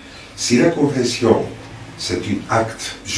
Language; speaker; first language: French; non-native, fluent; Greek